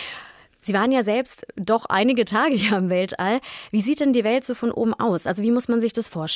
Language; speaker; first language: German; native; German